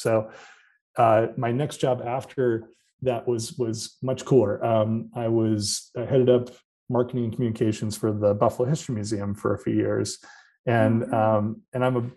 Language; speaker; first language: English; native; English